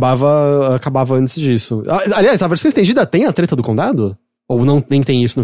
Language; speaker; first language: Portuguese; native; Portuguese